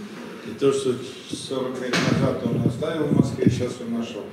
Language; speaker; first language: Russian; native; Russian